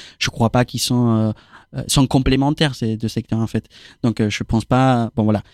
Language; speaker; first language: French; non-native, fluent; Spanish